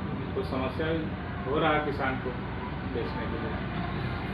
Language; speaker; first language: Hindi; native; Hindi